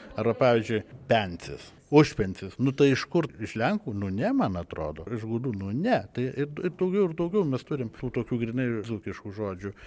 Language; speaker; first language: Lithuanian; native; Lithuanian